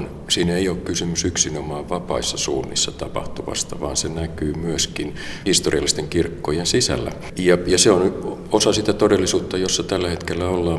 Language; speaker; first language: Finnish; native; Finnish